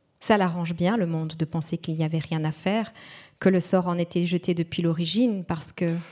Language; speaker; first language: French; non-native, local second language; Kinyarwanda